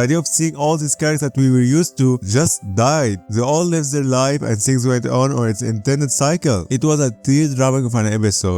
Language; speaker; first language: English; non-native, fluent; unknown